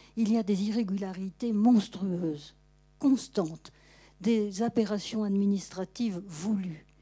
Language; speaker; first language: French; native; French